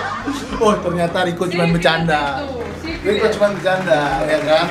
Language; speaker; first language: Indonesian; native; Indonesian